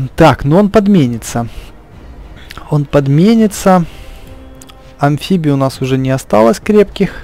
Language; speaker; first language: Russian; native; Russian